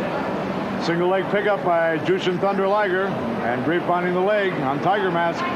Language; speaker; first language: English; native; English